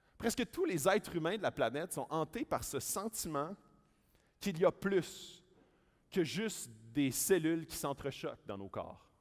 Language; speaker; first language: French; native; French